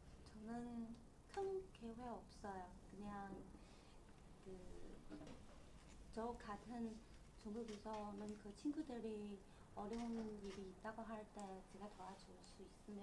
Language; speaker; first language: Korean; non-native, learner; Chinese